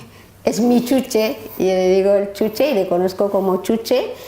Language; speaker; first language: Spanish; non-native, learner; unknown